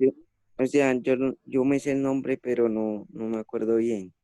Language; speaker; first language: Spanish; native; Spanish